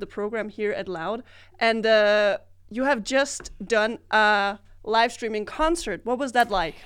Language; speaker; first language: English; non-native, fluent; Danish